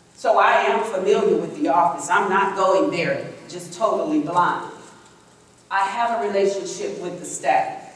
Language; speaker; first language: English; native; English